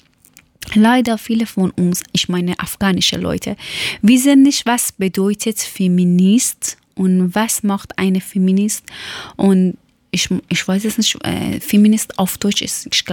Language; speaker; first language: German; non-native, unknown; Persian